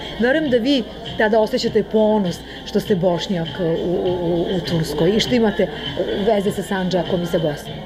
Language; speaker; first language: Serbian; native; Serbian